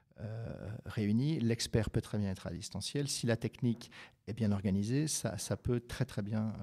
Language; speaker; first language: French; native; French